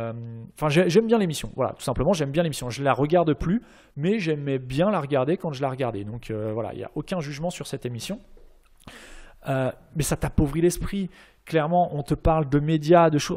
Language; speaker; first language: French; native; French